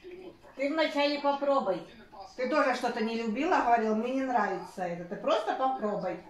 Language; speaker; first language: Russian; native; Russian